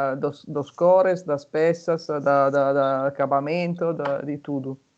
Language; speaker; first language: Portuguese; non-native, fluent; Italian